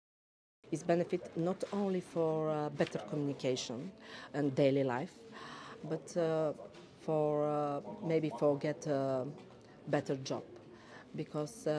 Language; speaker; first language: English; non-native, learner; Bulgarian